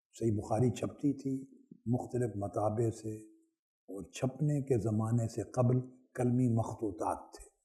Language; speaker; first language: Urdu; non-native, local second language; Punjabi